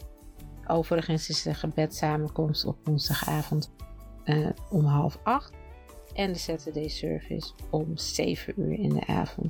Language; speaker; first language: Dutch; native; Dutch